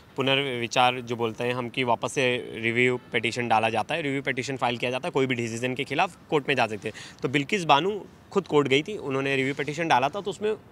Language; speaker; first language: Hindi; native; Hindi